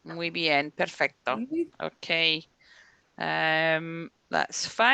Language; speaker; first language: Spanish; non-native, fluent; English